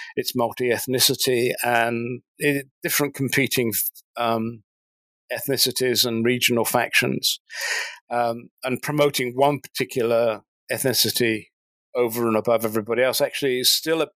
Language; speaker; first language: English; native; English